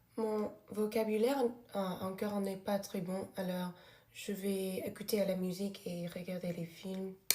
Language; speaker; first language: French; non-native, learner; English